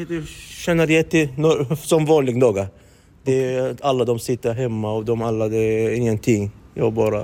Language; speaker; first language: Swedish; non-native, learner; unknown